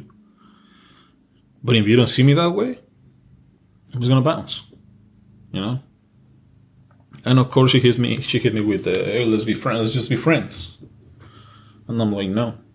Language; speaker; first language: English; non-native, fluent; Spanish